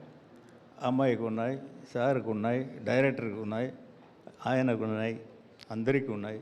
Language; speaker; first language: Telugu; non-native, learner; Tamil